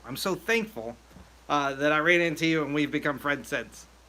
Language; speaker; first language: English; native; English